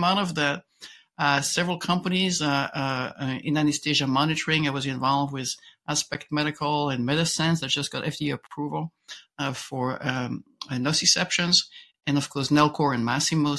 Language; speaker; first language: English; non-native, fluent; French